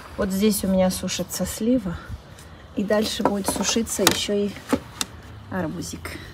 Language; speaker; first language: Russian; non-native, local second language; Armenian